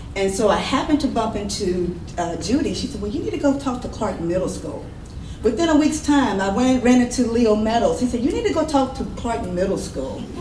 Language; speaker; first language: English; native; English